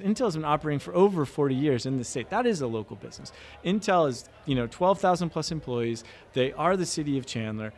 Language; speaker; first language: English; native; English